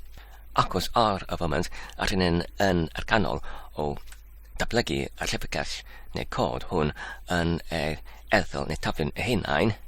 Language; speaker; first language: Welsh; non-native, learner; Polish